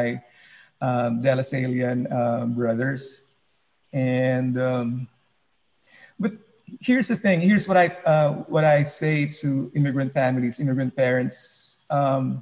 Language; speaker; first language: English; non-native, local second language; Filipino